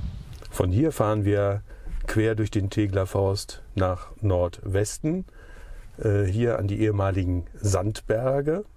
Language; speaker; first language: German; native; German